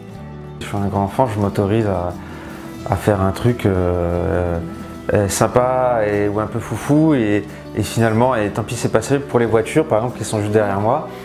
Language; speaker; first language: French; native; French